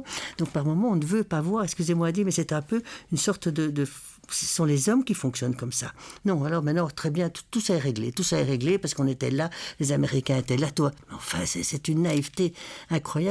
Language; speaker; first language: French; native; French